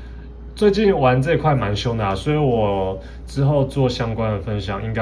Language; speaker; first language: Chinese; native; Chinese